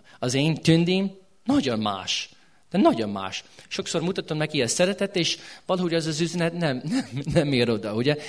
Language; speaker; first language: Hungarian; non-native, fluent; English